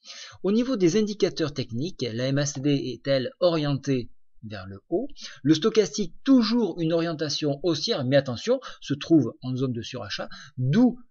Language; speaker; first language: French; native; French